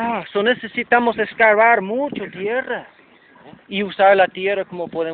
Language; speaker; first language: Spanish; non-native, learner; English